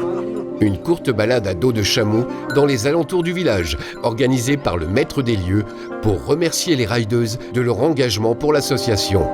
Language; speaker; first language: French; native; French